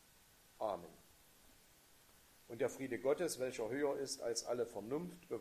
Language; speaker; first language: German; native; German